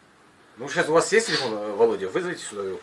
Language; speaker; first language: Russian; native; Russian